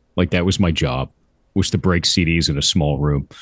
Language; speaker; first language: English; native; English